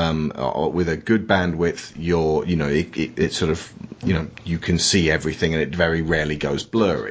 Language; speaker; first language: English; native; English